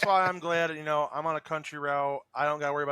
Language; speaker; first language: English; native; English